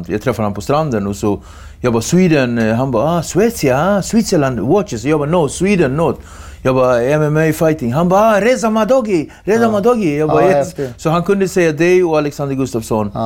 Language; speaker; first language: Swedish; native; Swedish